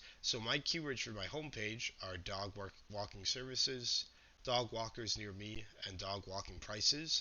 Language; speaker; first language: English; native; English